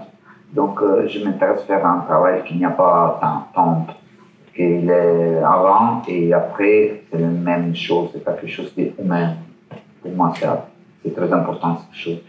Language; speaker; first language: French; non-native, learner; Italian